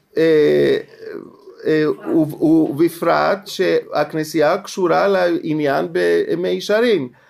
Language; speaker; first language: Hebrew; non-native, fluent; Greek